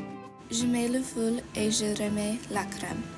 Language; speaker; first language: French; non-native, learner; English